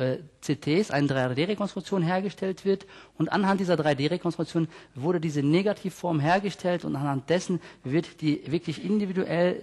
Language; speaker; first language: German; native; German